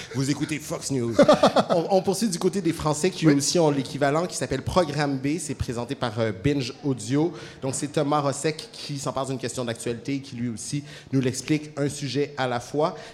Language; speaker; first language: French; native; French